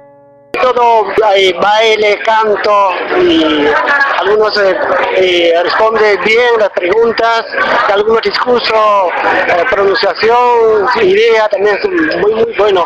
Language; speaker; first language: Spanish; non-native, fluent; Chinese